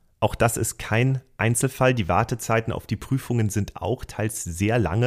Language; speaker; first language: German; native; German